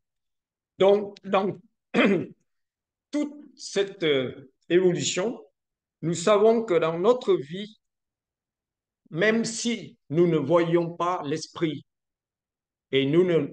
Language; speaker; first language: French; non-native, fluent; Vietnamese